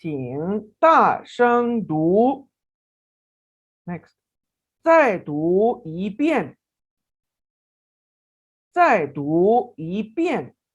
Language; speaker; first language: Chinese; non-native, fluent; Urdu